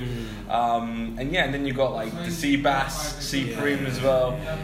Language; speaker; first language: English; early bilingual, other home language; Portuguese